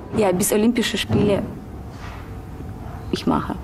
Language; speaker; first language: German; non-native, learner; Russian